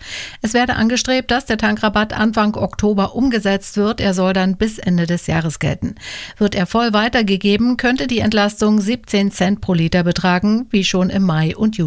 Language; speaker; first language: German; native; German